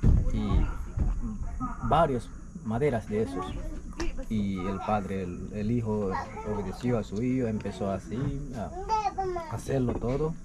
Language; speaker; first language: Spanish; non-native, local second language; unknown